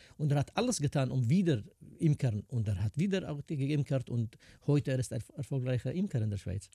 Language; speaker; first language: German; non-native, fluent; Kurdish